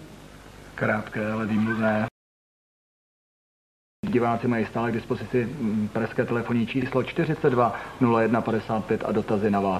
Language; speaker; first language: Czech; native; Czech